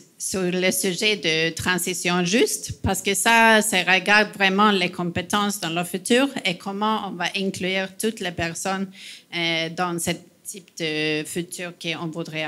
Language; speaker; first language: French; non-native, fluent; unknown